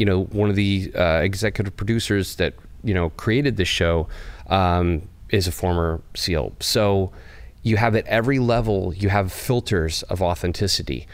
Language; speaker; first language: English; native; English